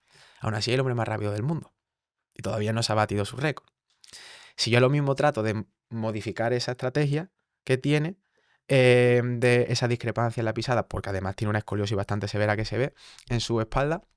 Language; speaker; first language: Spanish; native; Spanish